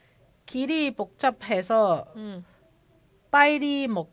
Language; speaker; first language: Korean; non-native, learner; Cantonese